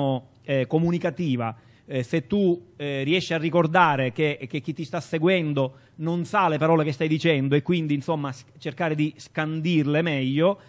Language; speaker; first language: Italian; native; Italian